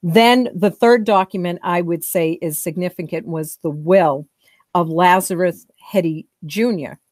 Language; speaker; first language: English; native; English